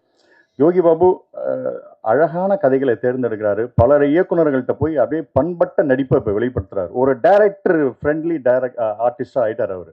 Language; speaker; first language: Tamil; native; Tamil